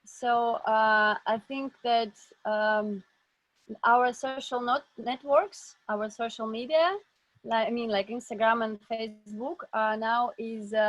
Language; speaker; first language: English; non-native, learner; Russian